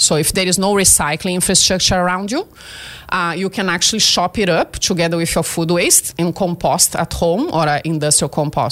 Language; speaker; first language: English; non-native, fluent; Portuguese